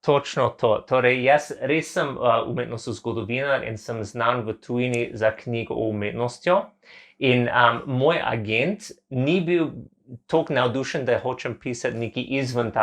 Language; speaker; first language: Slovenian; non-native, learner; English